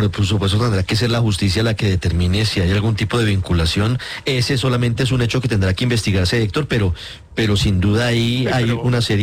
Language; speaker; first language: Spanish; native; Spanish